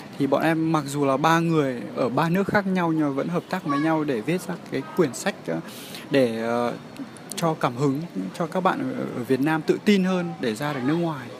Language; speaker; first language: Vietnamese; early bilingual, heritage; Vietnamese